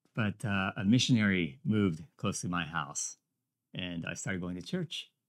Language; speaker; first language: English; non-native, fluent; Japanese